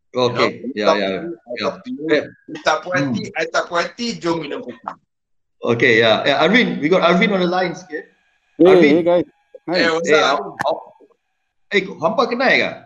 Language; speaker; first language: English; non-native, local second language; Malay